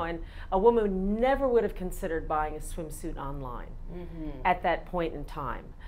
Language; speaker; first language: English; native; English